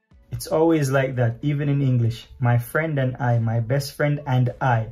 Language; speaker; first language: English; native; English